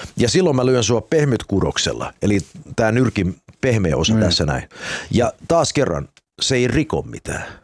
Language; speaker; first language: Finnish; early bilingual, heritage; English